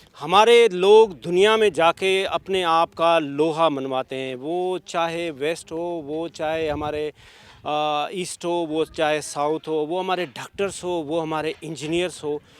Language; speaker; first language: Urdu; non-native, local second language; Sindhi